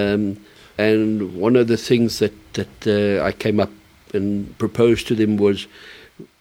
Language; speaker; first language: English; early bilingual, other home language; German